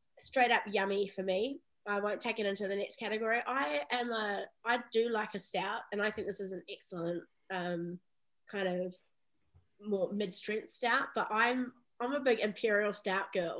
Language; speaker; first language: English; native; English